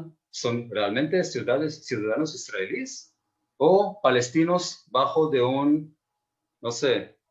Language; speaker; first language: Spanish; non-native, fluent; Hebrew